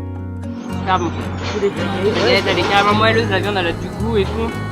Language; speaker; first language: French; native; French